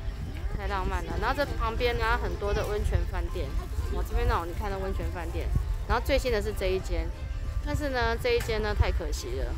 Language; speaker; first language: Chinese; native; Chinese